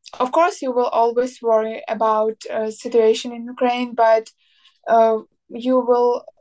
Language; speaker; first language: English; non-native, learner; Ukrainian